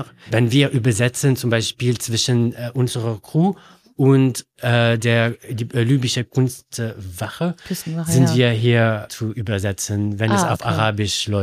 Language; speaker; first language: German; non-native, learner; Arabic